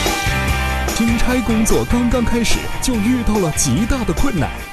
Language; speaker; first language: Chinese; native; Chinese